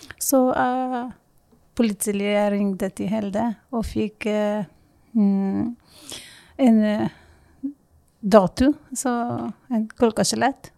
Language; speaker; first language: Norwegian; non-native, learner; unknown